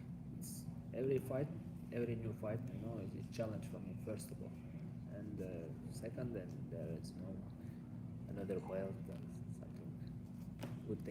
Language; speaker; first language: English; non-native, learner; Russian